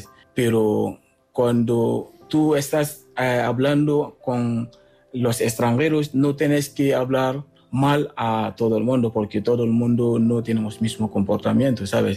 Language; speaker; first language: Spanish; non-native, fluent; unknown